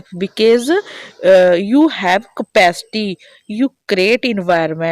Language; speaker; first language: English; non-native, learner; Hindi